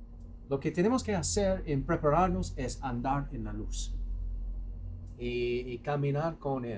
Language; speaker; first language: Spanish; non-native, fluent; English